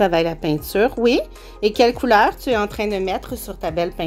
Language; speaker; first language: French; native; French